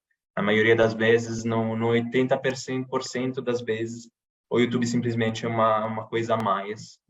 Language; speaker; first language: Portuguese; non-native, fluent; Italian